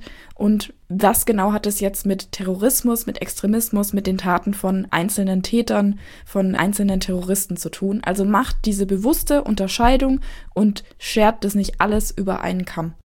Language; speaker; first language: German; native; German